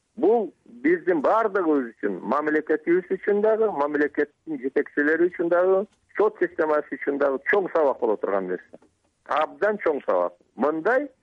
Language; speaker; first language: Kyrgyz; native; Kyrgyz